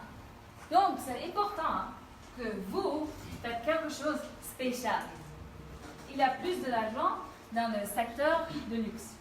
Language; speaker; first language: French; non-native, fluent; Dutch